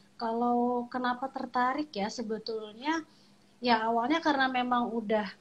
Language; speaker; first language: Indonesian; native; Indonesian